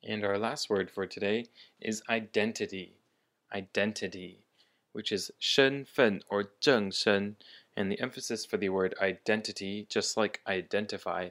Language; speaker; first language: English; native; English